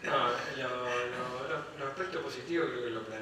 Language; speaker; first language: Spanish; native; Spanish